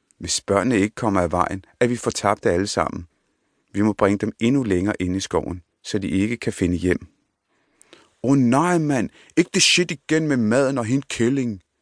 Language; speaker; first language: Danish; early bilingual, other home language; Punjabi